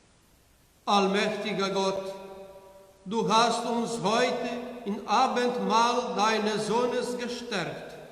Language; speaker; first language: German; non-native, learner; Portuguese